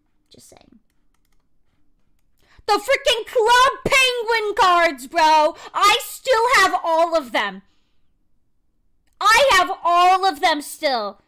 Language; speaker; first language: English; native; English